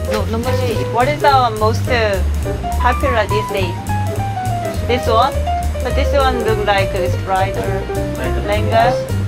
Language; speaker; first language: English; non-native, learner; Korean